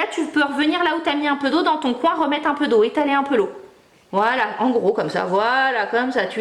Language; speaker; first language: French; native; French